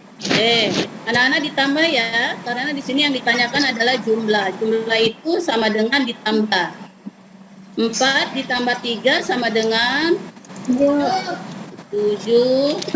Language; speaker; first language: Indonesian; native; Indonesian